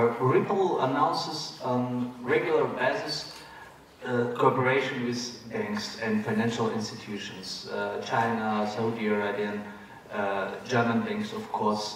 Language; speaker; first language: English; non-native, fluent; German